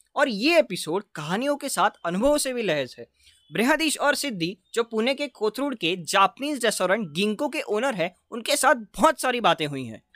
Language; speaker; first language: Hindi; non-native, local second language; Marathi